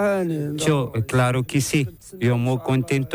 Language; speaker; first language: Spanish; non-native, learner; Arabic